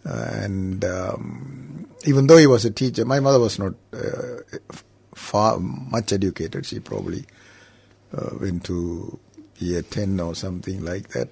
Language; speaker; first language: English; non-native, local second language; Tamil